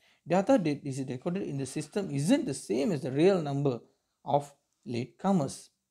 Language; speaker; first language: English; non-native, local second language; Tamil